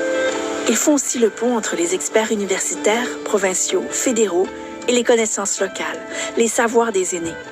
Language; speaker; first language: French; native; French